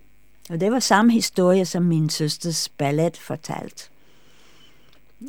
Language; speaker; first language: Danish; non-native, fluent; English